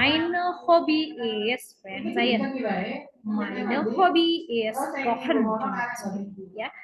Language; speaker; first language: German; non-native, fluent; Indonesian